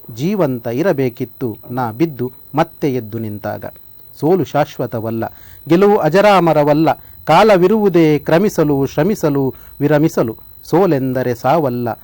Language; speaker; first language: Kannada; non-native, local second language; Tulu